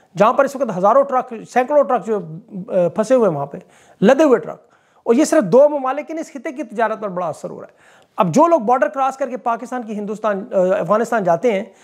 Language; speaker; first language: Urdu; native; Urdu